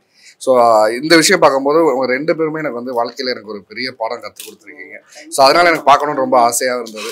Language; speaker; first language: Tamil; native; Tamil